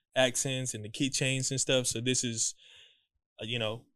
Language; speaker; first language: English; early bilingual, other home language; Spanish